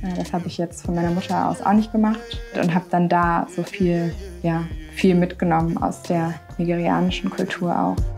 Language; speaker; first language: German; native; German